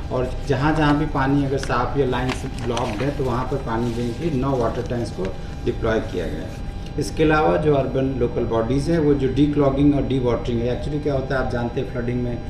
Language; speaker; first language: Hindi; native; Hindi